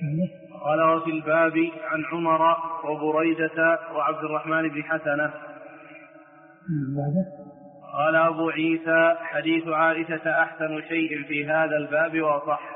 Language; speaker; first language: Arabic; native; Arabic